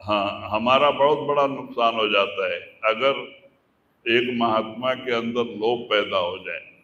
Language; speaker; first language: Hindi; non-native, local second language; Kannada